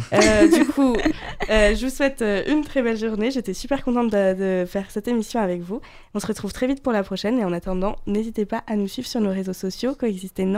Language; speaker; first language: French; native; French